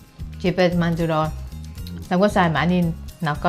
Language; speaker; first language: Korean; non-native, learner; Vietnamese